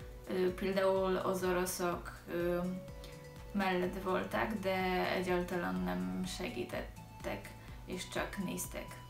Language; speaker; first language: Hungarian; non-native, learner; Polish